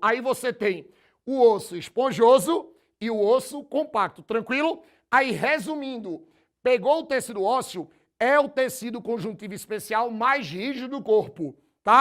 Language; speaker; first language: Portuguese; native; Portuguese